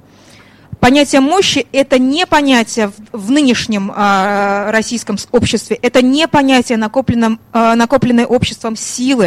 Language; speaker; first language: Russian; native; Russian